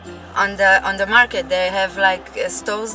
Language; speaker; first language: English; non-native, fluent; Hebrew